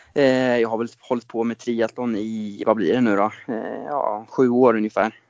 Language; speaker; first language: Swedish; native; Swedish